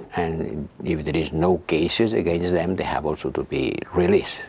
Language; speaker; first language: English; non-native, fluent; Spanish